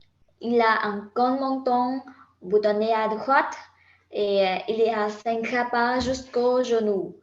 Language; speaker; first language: French; non-native, learner; Vietnamese